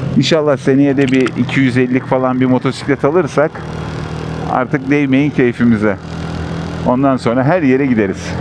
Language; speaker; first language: Turkish; early bilingual, heritage; Turkish